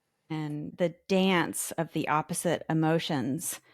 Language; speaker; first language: English; native; English